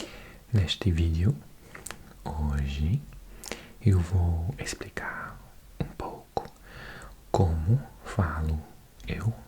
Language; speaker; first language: Portuguese; non-native, fluent; English